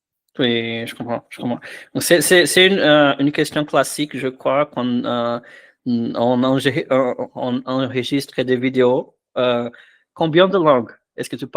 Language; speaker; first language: French; non-native, fluent; Portuguese